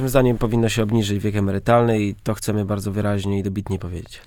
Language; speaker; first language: Polish; native; Polish